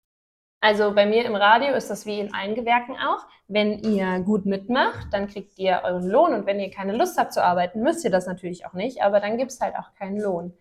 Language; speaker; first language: German; native; German